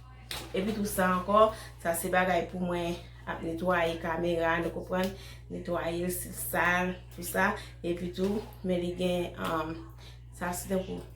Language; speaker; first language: French; non-native, learner; Haitian Creole